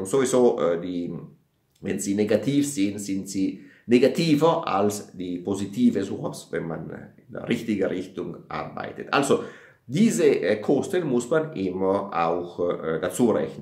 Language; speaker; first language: German; non-native, fluent; Italian